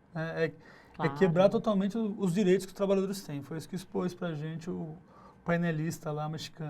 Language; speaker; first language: Portuguese; native; Portuguese